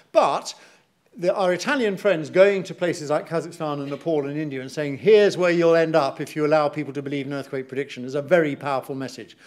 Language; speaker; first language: English; native; English